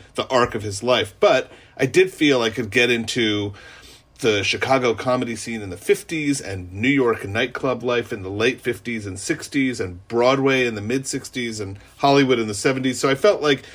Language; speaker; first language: English; native; English